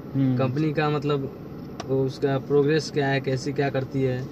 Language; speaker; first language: Hindi; native; Hindi